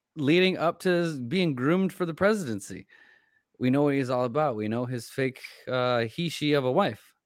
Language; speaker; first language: English; native; English